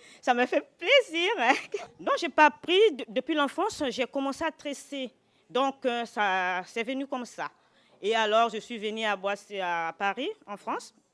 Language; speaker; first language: French; non-native, local second language; Lingala